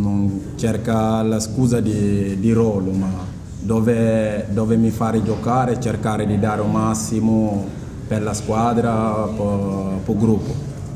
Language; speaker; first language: Italian; non-native, learner; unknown